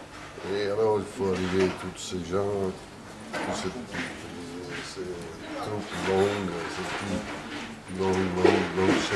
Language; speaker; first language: French; non-native, fluent; Italian